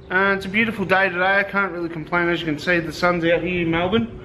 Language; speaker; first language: English; native; English